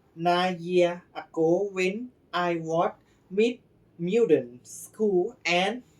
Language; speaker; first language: English; non-native, learner; Thai